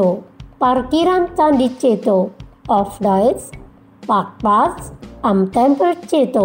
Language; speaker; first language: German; non-native, fluent; Indonesian